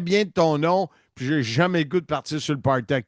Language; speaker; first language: French; native; French